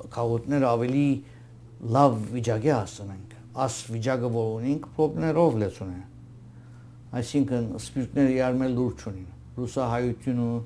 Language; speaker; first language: Armenian; early bilingual, heritage; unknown